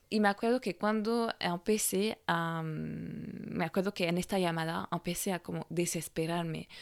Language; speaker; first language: Spanish; non-native, fluent; French